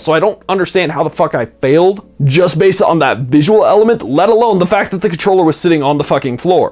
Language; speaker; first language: English; native; English